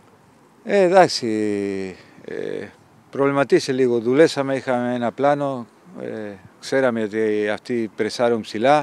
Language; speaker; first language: Greek; non-native, fluent; Spanish